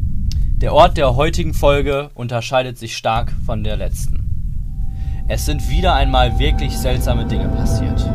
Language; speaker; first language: German; native; German